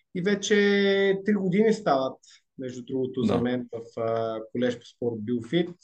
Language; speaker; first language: Bulgarian; native; Bulgarian